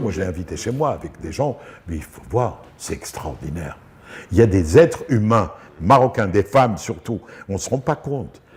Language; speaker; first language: French; non-native, local second language; Arabic